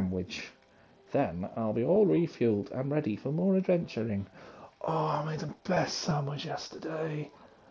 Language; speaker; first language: English; native; English